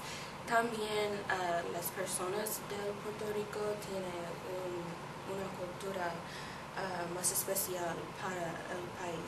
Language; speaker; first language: Spanish; non-native, learner; English